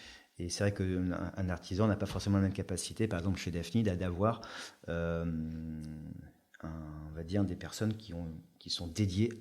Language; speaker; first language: French; native; French